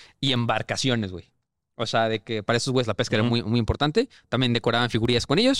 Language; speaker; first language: Spanish; native; Spanish